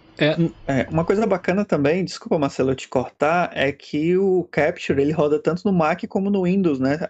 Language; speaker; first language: Portuguese; native; Portuguese